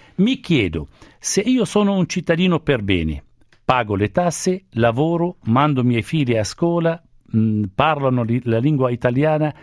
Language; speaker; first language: Italian; non-native, fluent; Arabic